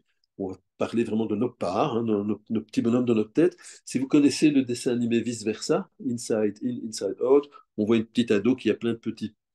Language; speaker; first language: French; native; French